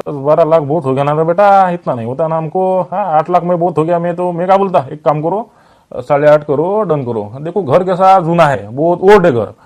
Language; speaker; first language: Hindi; non-native, local second language; Marathi